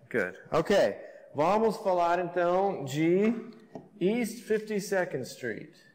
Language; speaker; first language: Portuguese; non-native, fluent; English